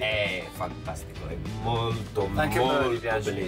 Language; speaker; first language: Italian; non-native, learner; English